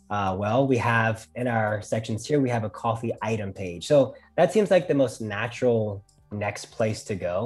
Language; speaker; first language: English; native; English